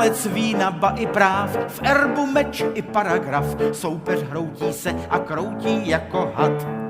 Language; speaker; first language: Czech; native; Czech